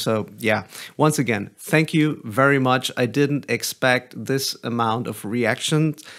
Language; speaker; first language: English; non-native, fluent; German